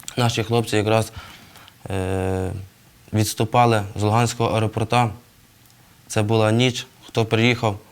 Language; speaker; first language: Ukrainian; native; Ukrainian